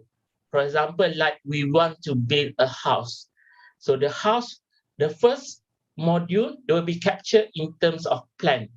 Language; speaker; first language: English; non-native, local second language; Malay